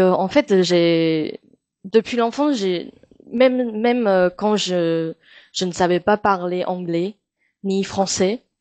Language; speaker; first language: French; non-native, fluent; Chinese